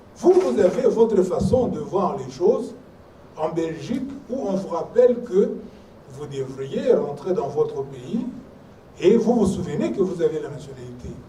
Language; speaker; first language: French; non-native, local second language; Swahili